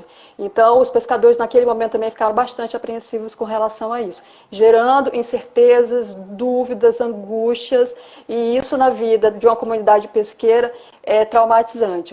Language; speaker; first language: Portuguese; native; Portuguese